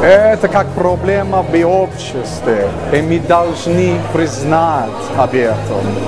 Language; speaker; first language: Russian; non-native, learner; English